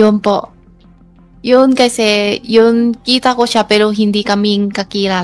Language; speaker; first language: Filipino; non-native, learner; Chinese